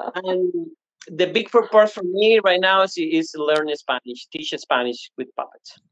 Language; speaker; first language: English; non-native, learner; Spanish